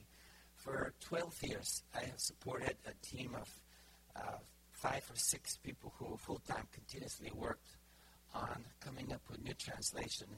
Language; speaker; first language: English; non-native, fluent; Bulgarian